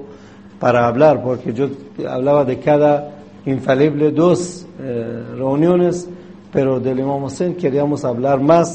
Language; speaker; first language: Spanish; non-native, fluent; Persian